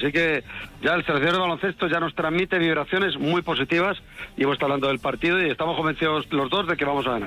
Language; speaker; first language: Spanish; native; Spanish